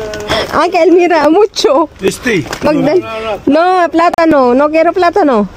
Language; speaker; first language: Spanish; non-native, learner; Filipino